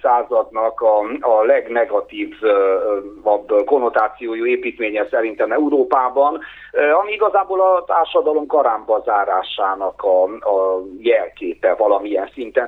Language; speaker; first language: Hungarian; native; Hungarian